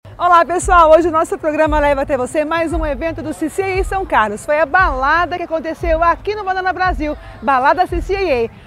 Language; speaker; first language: Portuguese; native; Portuguese